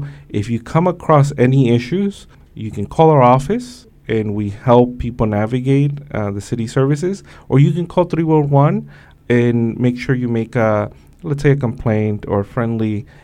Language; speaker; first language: English; native; English